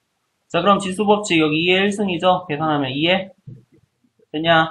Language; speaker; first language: Korean; native; Korean